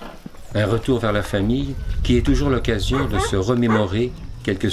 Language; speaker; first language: French; native; French